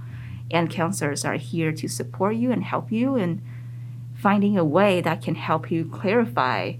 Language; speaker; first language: English; non-native, fluent; Chinese